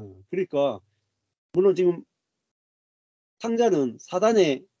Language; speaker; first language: Korean; native; Korean